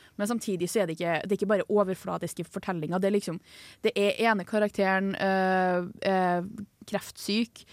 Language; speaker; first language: Norwegian; native; Norwegian